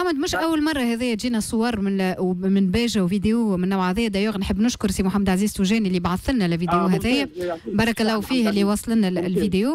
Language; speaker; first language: Arabic; native; Arabic